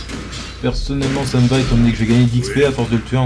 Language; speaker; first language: French; native; French